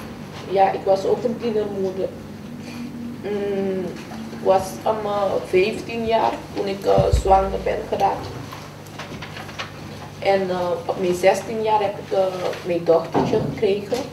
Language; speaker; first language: Dutch; early bilingual, other home language; Papiamento